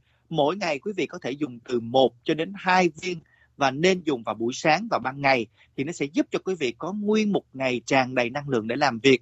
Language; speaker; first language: Vietnamese; native; Vietnamese